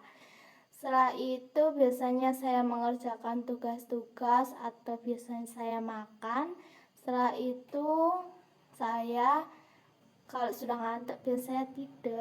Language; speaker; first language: Indonesian; non-native, local second language; Javanese